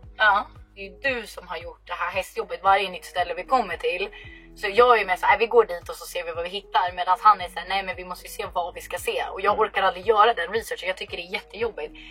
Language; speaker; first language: Swedish; native; Swedish